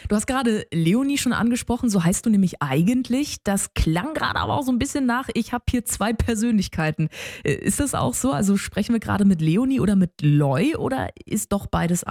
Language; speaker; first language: German; native; German